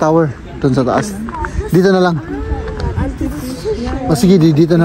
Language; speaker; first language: Filipino; non-native, learner; German